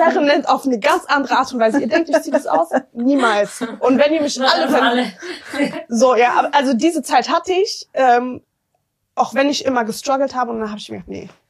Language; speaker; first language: German; early bilingual, other home language; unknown